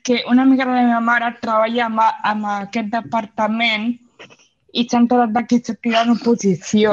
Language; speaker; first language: Catalan; non-native, local second language; Spanish